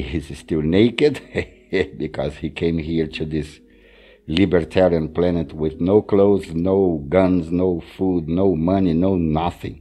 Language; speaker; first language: English; non-native, fluent; Portuguese